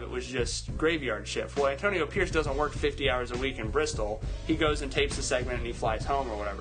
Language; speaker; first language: English; native; English